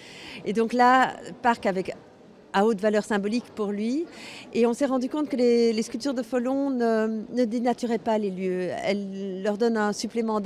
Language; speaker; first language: French; native; French